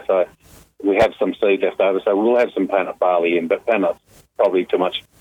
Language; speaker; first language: English; native; English